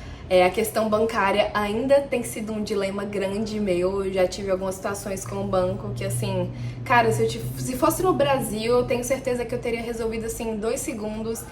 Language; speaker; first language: Portuguese; native; Portuguese